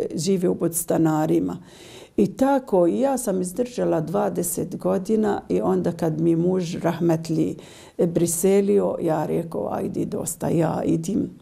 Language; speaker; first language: Bosnian; non-native, learner; Arabic